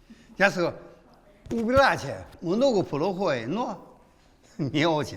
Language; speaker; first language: Russian; non-native, learner; Chinese